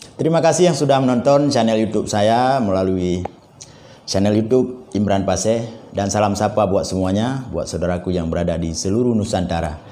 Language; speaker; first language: Indonesian; non-native, local second language; Achinese